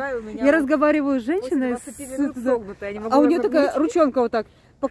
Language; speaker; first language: Russian; native; Russian